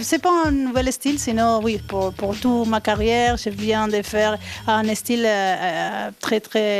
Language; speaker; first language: French; non-native, fluent; Spanish